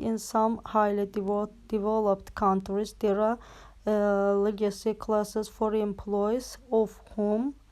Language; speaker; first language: English; non-native, fluent; Azerbaijani